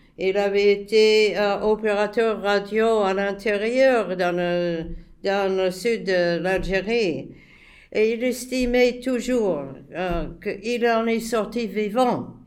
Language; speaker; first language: French; non-native, fluent; English